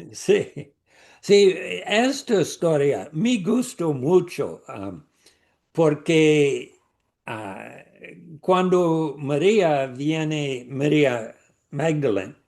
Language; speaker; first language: Spanish; non-native, learner; English